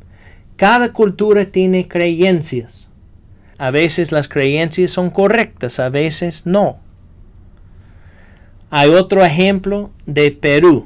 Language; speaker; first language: Spanish; non-native, fluent; English